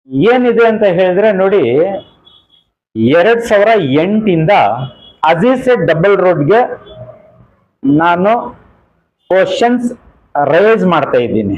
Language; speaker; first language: Kannada; native; Kannada